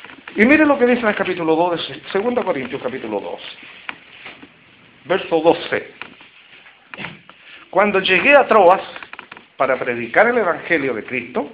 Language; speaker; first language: Spanish; native; Spanish